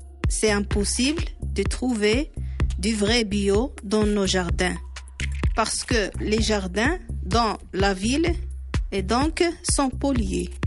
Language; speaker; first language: French; non-native, learner; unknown